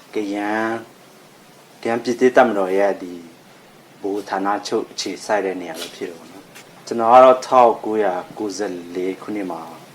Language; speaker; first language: Burmese; non-native, local second language; S'gaw Karen